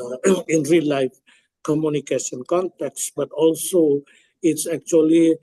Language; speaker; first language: English; non-native, fluent; Indonesian